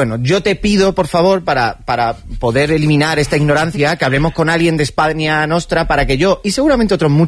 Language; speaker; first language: Spanish; native; Spanish